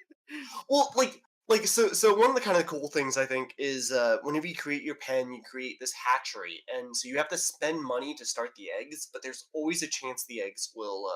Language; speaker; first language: English; native; English